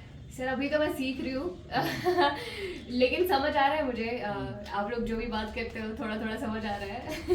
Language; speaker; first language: Hindi; native; Hindi